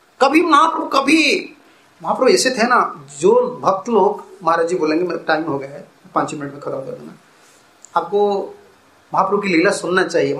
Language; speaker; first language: Hindi; non-native, local second language; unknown